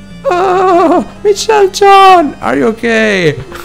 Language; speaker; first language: English; non-native, fluent; Italian